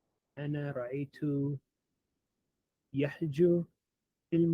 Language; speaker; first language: Arabic; non-native, learner; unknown